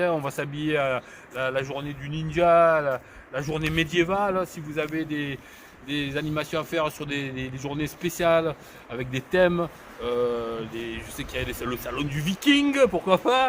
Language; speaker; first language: French; native; French